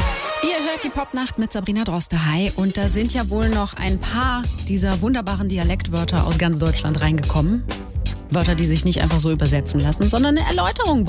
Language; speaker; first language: German; native; German